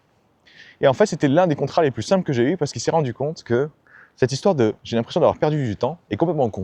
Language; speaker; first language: French; native; French